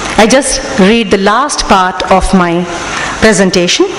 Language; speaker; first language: English; non-native, local second language; Tamil